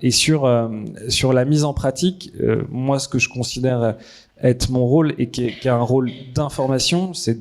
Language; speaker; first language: French; native; French